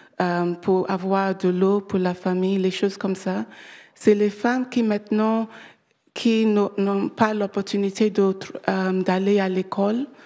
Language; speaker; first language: French; non-native, learner; English